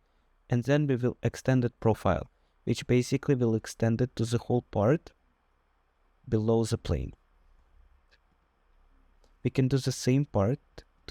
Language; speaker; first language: English; non-native, fluent; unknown